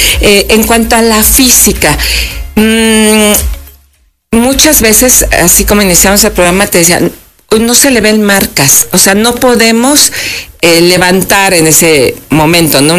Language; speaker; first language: Spanish; native; Spanish